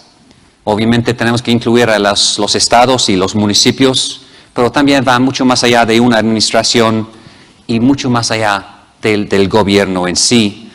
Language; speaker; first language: Spanish; non-native, fluent; English